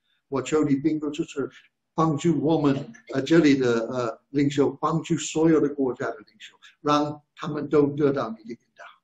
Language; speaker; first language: Chinese; non-native, fluent; English